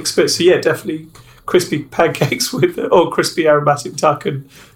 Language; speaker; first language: English; native; English